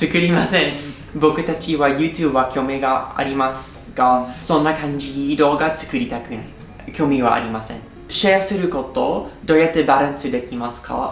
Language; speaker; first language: Japanese; non-native, learner; English